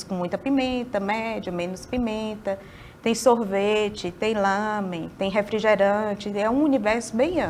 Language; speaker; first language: Portuguese; native; Portuguese